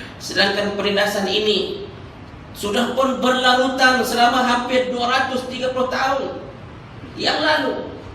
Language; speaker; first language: Malay; native; Malay